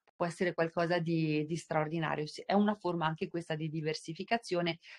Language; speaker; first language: Italian; native; Italian